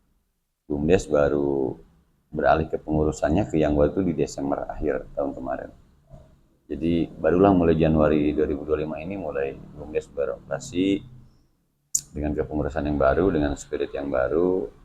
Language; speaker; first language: Indonesian; non-native, local second language; Sundanese